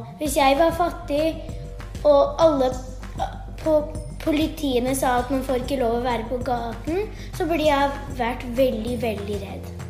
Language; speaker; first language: Norwegian; early bilingual, heritage; Norwegian